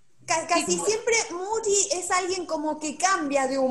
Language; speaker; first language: Spanish; native; Spanish